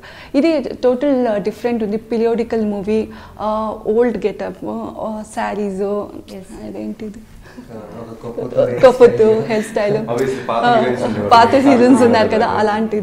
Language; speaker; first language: Telugu; non-native, learner; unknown